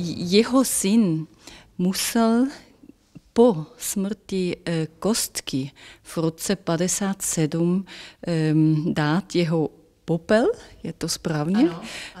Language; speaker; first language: Czech; non-native, fluent; German